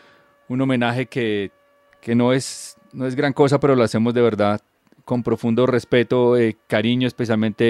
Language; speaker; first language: Spanish; native; Spanish